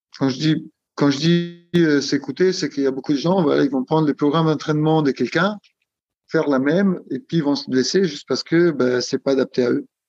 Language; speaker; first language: French; non-native, fluent; Italian